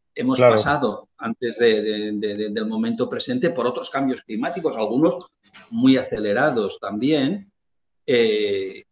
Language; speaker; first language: Spanish; native; Spanish